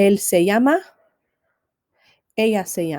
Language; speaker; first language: Spanish; non-native, fluent; English